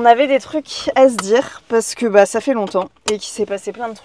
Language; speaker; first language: French; native; French